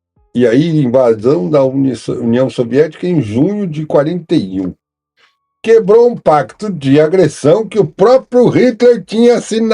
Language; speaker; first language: Portuguese; native; Portuguese